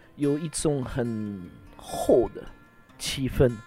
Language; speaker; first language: Chinese; non-native, fluent; French